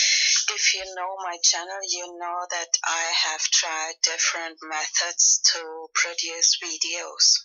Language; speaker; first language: English; non-native, fluent; Spanish